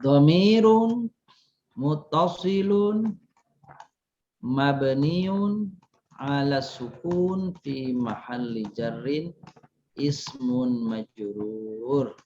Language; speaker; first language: Arabic; non-native, fluent; Indonesian